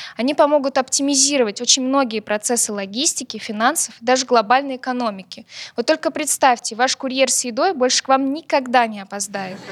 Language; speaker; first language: Russian; native; Russian